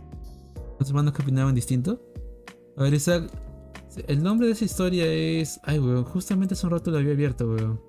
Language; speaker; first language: Spanish; native; Spanish